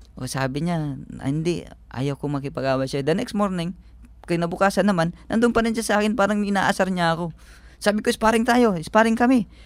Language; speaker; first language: Filipino; native; Filipino